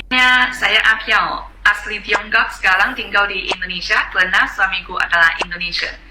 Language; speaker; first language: Indonesian; non-native, fluent; Chinese